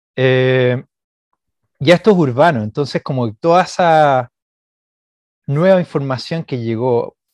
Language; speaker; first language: Spanish; native; Spanish